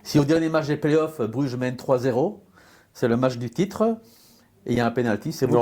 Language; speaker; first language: French; native; French